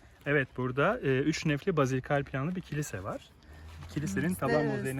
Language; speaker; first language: Turkish; native; Turkish